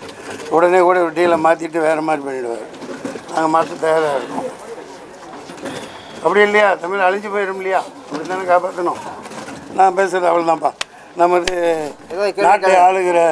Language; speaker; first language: Tamil; native; Tamil